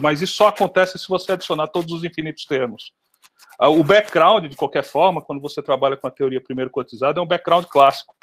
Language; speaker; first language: Portuguese; native; Portuguese